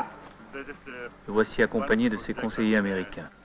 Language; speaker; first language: French; native; French